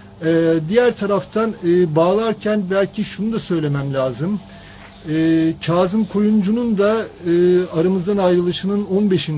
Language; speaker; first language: Turkish; native; Turkish